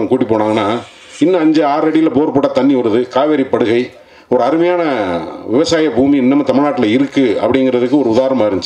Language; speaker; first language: Tamil; native; Tamil